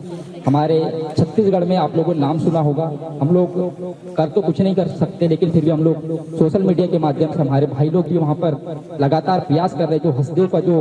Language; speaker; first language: Hindi; native; Hindi